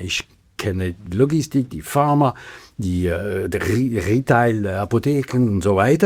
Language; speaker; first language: German; non-native, local second language; French